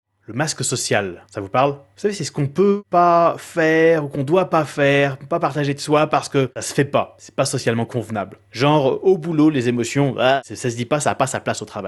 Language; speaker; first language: French; native; French